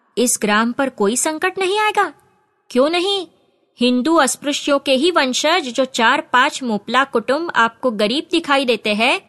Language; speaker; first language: Hindi; non-native, local second language; Marathi